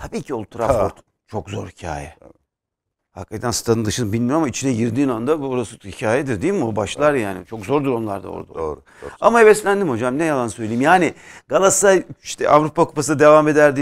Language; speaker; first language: Turkish; native; Turkish